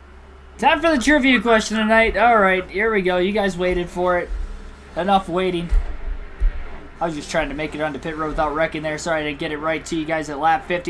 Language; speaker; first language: English; native; English